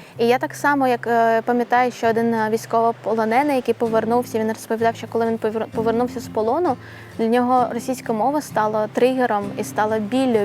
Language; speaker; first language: Ukrainian; non-native, local second language; Russian